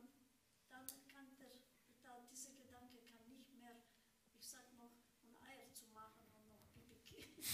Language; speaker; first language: German; non-native, learner; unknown